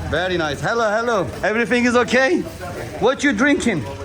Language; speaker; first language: English; non-native, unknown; Turkish